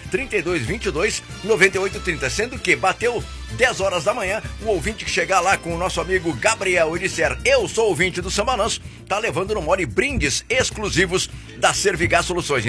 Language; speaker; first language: Portuguese; native; Portuguese